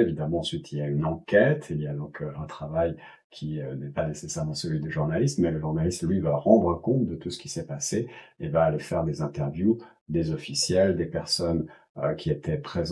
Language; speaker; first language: French; native; French